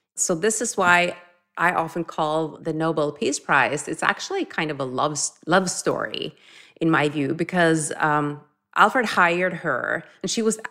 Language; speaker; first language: English; non-native, fluent; Norwegian